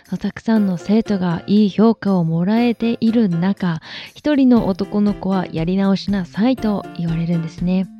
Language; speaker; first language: Japanese; native; Japanese